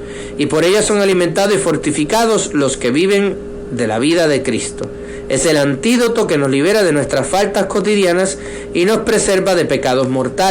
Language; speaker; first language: Spanish; native; Spanish